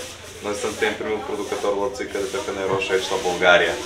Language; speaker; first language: Romanian; non-native, learner; Bulgarian